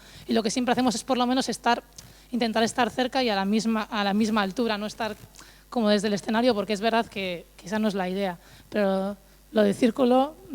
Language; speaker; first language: Spanish; native; Spanish